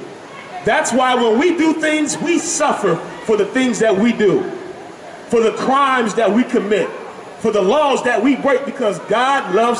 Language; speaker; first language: English; native; English